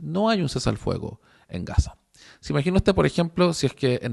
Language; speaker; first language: Spanish; native; Spanish